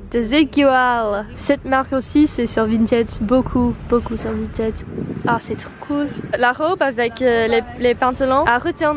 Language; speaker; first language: French; non-native, learner; English